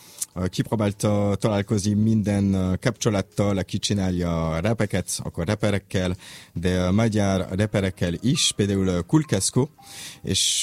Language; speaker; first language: Hungarian; non-native, learner; French